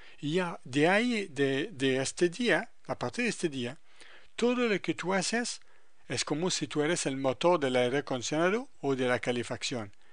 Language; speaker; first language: Spanish; non-native, fluent; French